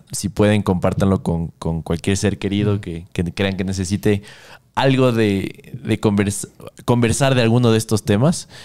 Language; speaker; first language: Spanish; native; Spanish